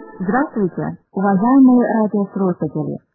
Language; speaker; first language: Russian; non-native, fluent; Chinese